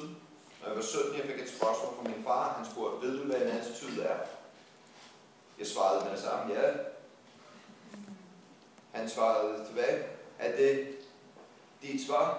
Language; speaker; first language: Danish; non-native, fluent; English